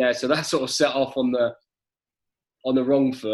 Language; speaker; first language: English; native; English